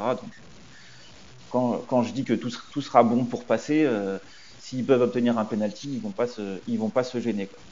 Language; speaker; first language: French; native; French